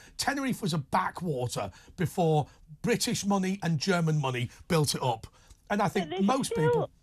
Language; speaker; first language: English; native; English